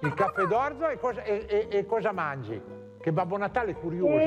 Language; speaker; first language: Italian; native; Italian